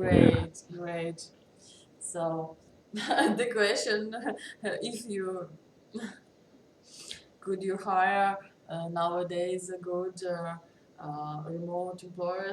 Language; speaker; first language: English; non-native, learner; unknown